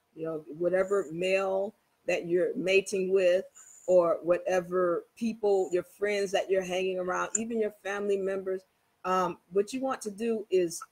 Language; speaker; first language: English; native; English